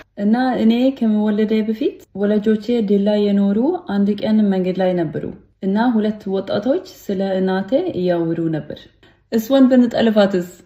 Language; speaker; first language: Amharic; non-native, fluent; English